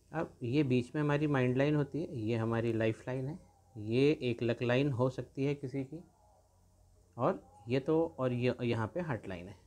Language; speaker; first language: Hindi; native; Hindi